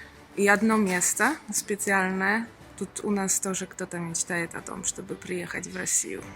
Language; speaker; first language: Russian; non-native, fluent; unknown